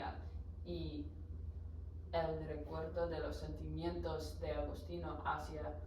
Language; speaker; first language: Spanish; non-native, learner; English